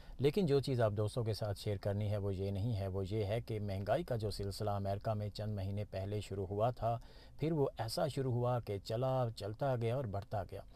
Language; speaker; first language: Urdu; native; Urdu